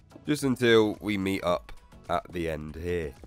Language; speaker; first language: English; native; English